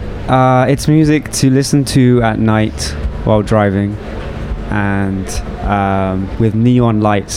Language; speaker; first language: English; non-native, fluent; Estonian